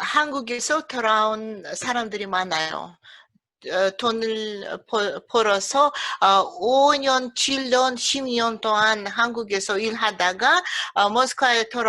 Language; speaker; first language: Korean; early bilingual, heritage; Russian